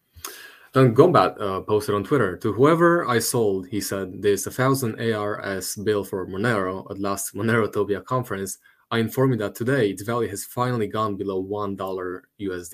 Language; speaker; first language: English; non-native, fluent; Romanian